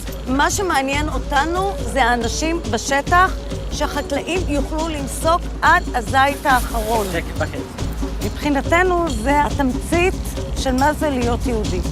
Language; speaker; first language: Hebrew; native; Hebrew